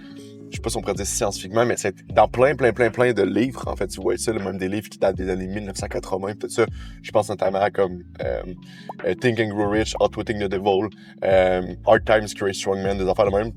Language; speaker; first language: French; native; French